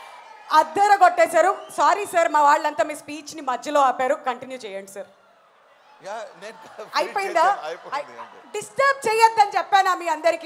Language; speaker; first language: Telugu; native; Telugu